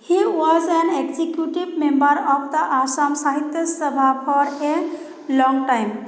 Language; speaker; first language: English; non-native, local second language; Assamese